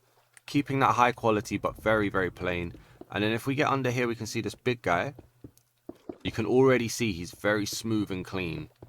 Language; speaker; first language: English; native; English